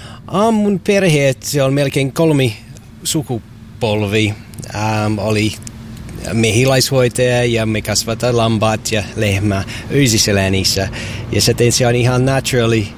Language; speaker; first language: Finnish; non-native, learner; English